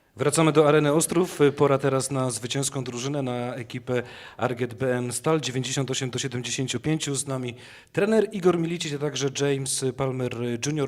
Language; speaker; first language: Polish; native; Polish